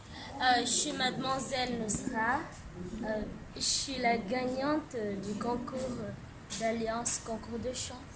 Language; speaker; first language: French; non-native, local second language; Comorian